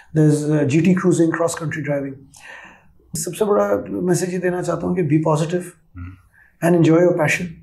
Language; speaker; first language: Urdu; native; Urdu